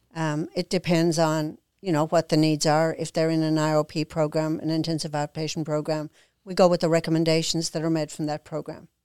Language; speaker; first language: English; native; English